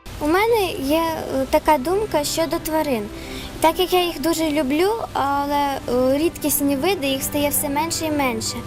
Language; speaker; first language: Ukrainian; non-native, local second language; Russian